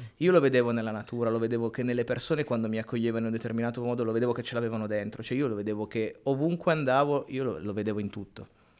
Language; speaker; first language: Italian; native; Italian